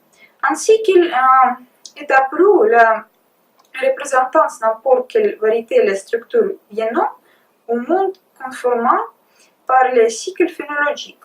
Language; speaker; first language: French; non-native, learner; Russian